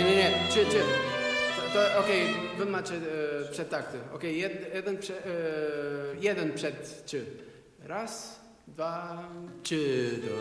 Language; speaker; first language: Polish; non-native, learner; Portuguese